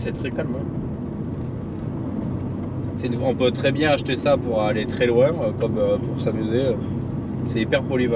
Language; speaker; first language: French; native; French